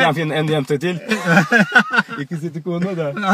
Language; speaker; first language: Norwegian; non-native, learner; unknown